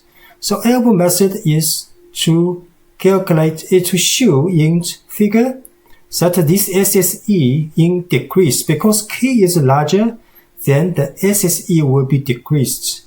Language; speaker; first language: English; non-native, fluent; Chinese